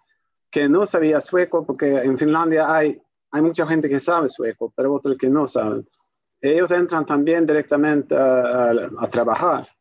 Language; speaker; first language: Spanish; non-native, fluent; Swedish